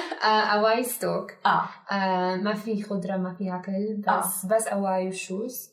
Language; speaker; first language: Arabic; non-native, learner; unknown